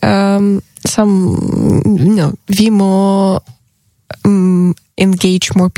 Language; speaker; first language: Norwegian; non-native, learner; Ukrainian